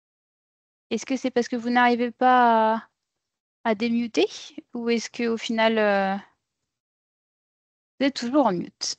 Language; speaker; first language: French; native; French